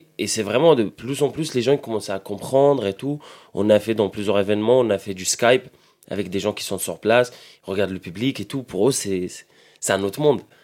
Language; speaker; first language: French; non-native, fluent; Arabic